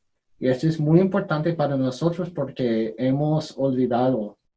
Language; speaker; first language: Spanish; non-native, learner; English